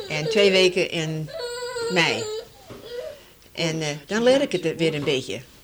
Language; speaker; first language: Dutch; early bilingual, heritage; Dutch